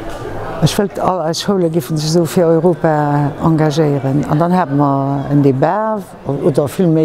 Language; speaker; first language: German; non-native, local second language; Luxembourgish